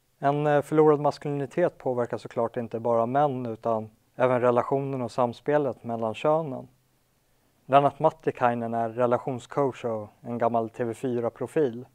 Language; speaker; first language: Swedish; native; Swedish